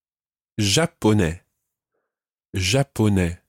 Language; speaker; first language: French; non-native, fluent; English